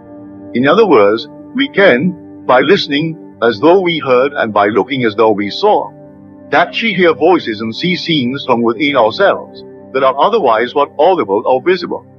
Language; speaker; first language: English; native; English